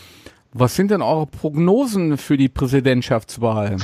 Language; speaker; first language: German; native; German